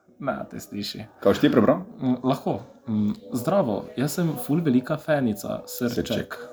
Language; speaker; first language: Slovenian; early bilingual, other home language; Serbian